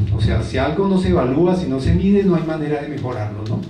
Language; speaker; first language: Spanish; native; Spanish